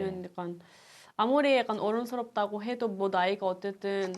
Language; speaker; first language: Korean; early bilingual, other home language; Urdu